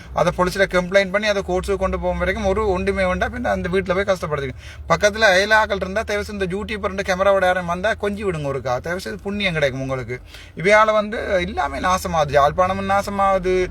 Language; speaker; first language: Tamil; native; Tamil